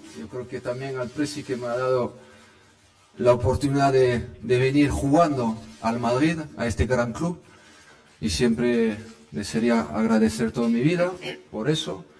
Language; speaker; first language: Spanish; non-native, fluent; French